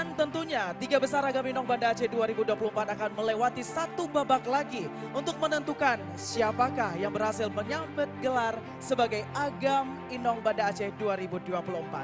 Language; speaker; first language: Indonesian; native; Indonesian